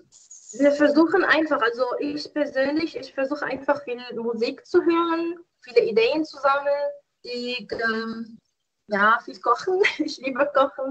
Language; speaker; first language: German; non-native, fluent; Arabic